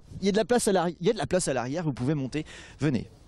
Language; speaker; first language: French; native; French